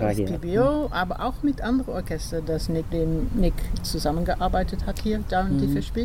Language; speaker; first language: German; non-native, fluent; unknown